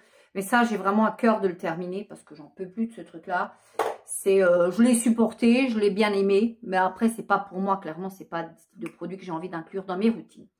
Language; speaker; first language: French; native; French